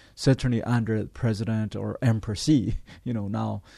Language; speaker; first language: English; non-native, fluent; Chinese